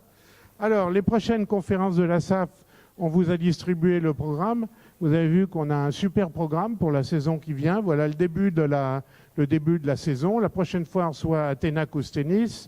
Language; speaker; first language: French; native; French